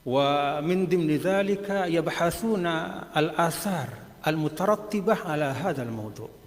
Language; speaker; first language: Arabic; non-native, fluent; Indonesian